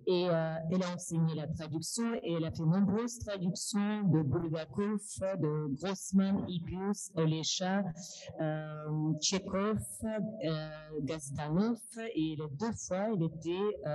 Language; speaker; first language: French; non-native, fluent; Russian